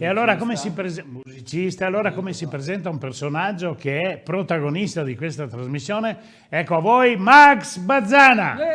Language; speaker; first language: Italian; native; Italian